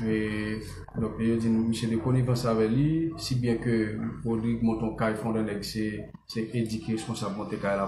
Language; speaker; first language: French; non-native, local second language; Haitian Creole